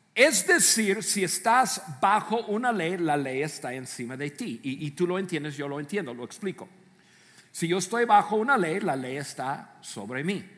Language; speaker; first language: Spanish; non-native, fluent; English